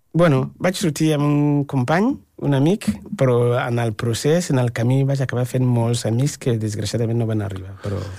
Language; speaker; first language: Catalan; non-native, fluent; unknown